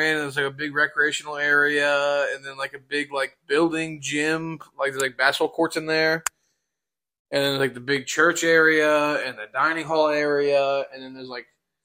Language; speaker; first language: English; native; English